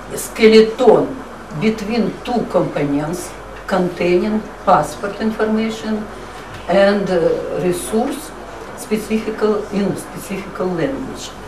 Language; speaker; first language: English; non-native, learner; Russian